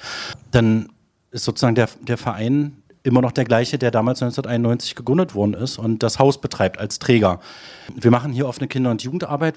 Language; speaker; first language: German; native; German